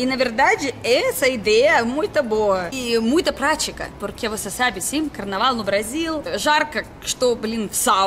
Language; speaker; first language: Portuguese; non-native, learner; Russian